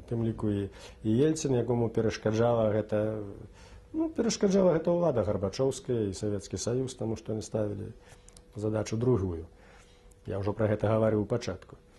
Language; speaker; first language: Belarusian; native; Belarusian